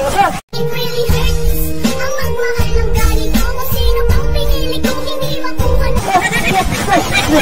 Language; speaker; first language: Filipino; native; Filipino